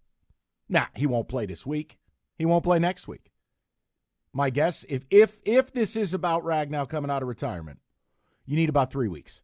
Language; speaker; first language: English; native; English